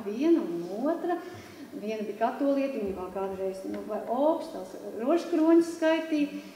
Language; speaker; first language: Latvian; native; Latvian